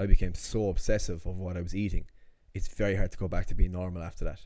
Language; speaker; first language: English; native; English